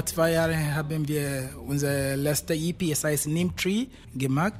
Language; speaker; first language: German; non-native, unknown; Akan